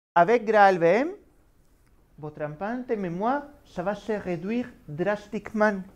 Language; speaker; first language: French; non-native, fluent; Spanish